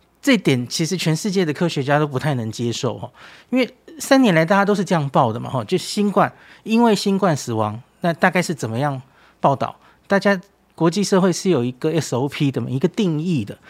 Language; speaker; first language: Chinese; native; Chinese